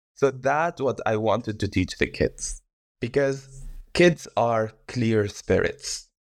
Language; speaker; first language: English; non-native, fluent; Arabic